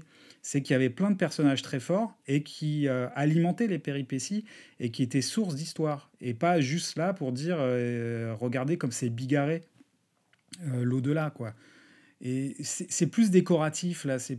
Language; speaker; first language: French; native; French